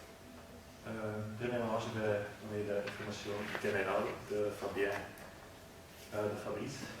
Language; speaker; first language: French; non-native, learner; Dutch